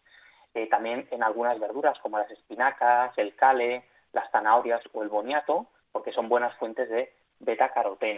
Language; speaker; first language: Spanish; native; Spanish